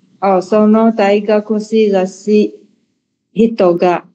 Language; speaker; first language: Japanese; non-native, learner; Chinese